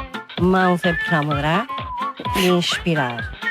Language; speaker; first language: Portuguese; native; Portuguese